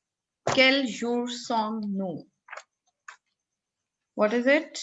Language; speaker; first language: French; non-native, fluent; Hindi